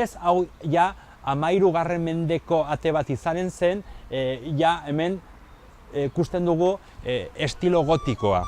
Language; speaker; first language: Basque; native; Basque